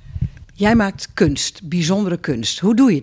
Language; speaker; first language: Dutch; native; Dutch